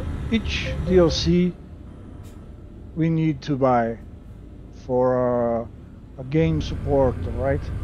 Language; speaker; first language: English; non-native, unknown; Portuguese